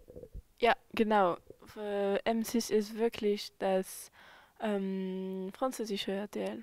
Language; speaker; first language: German; non-native, fluent; French